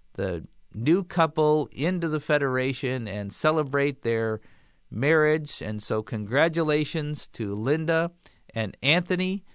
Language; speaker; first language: English; native; English